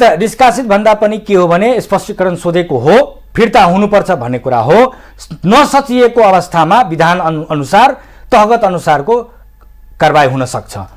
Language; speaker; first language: Nepali; non-native, local second language; Maithili